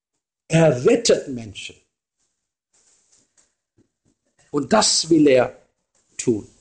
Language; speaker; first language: German; non-native, fluent; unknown